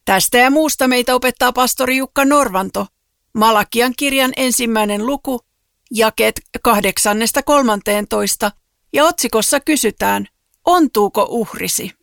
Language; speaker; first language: Finnish; native; Finnish